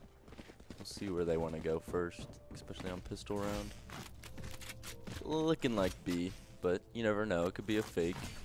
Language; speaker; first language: English; native; English